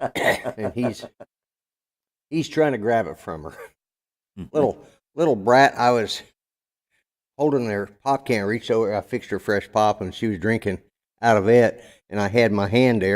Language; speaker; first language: English; native; English